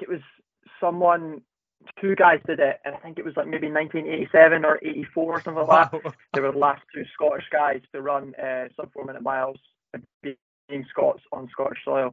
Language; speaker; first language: English; native; English